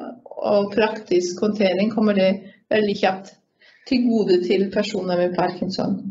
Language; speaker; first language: Norwegian; non-native, fluent; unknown